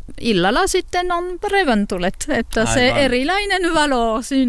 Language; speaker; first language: Finnish; non-native, learner; French